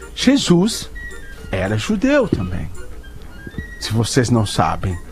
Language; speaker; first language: Portuguese; native; Portuguese